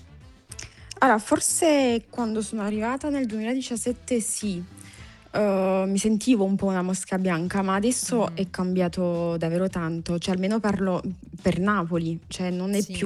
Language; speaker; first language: Italian; non-native, fluent; French